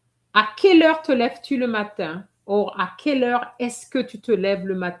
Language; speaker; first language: French; non-native, fluent; English